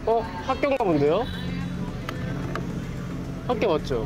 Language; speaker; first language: Korean; native; Korean